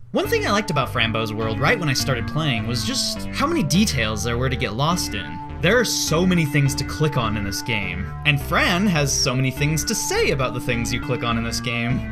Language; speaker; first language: English; native; English